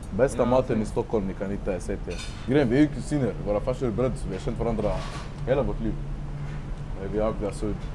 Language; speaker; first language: Swedish; early bilingual, other home language; Amharic